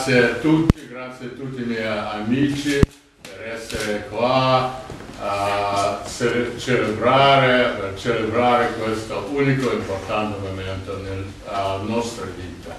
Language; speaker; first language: Italian; non-native, learner; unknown